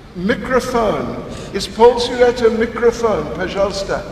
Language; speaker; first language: Russian; non-native, learner; English